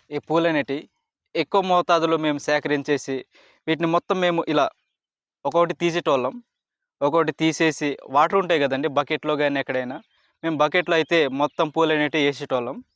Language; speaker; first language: Telugu; non-native, local second language; Koya